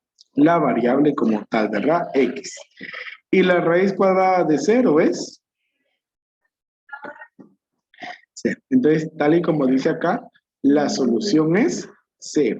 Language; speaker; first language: Spanish; native; Spanish